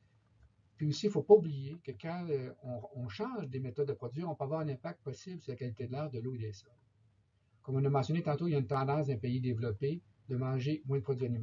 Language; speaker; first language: French; native; French